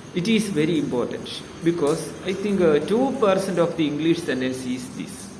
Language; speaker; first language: English; non-native, local second language; Malayalam